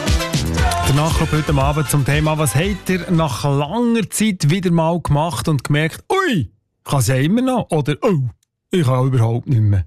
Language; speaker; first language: German; native; German